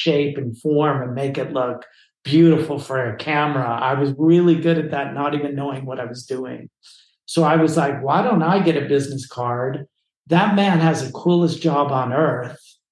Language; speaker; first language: English; native; English